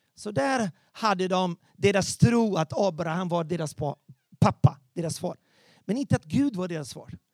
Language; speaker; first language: Swedish; non-native, fluent; Portuguese